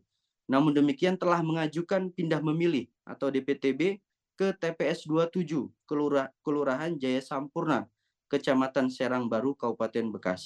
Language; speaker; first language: Indonesian; native; Indonesian